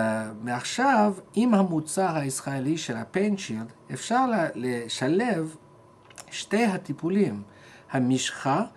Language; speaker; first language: Hebrew; non-native, fluent; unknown